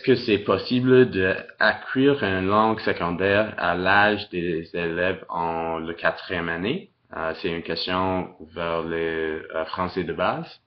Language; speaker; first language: French; non-native, local second language; English